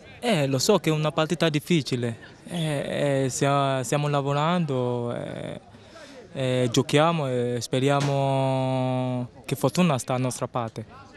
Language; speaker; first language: Italian; non-native, learner; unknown